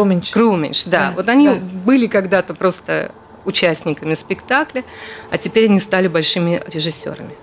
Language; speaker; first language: Russian; native; Russian